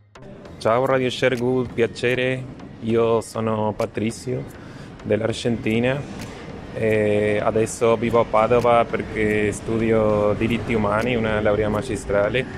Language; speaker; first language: Italian; non-native, learner; Spanish